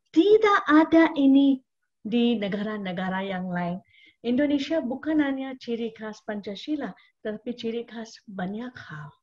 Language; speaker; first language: Indonesian; non-native, fluent; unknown